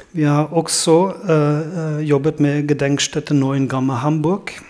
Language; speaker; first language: Norwegian; non-native, fluent; German